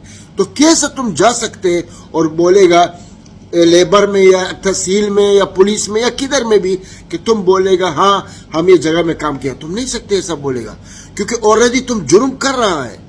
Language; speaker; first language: Hindi; non-native, learner; Arabic